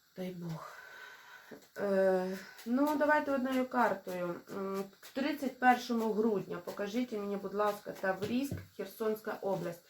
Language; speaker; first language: Ukrainian; non-native, local second language; Russian